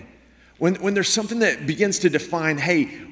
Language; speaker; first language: English; native; English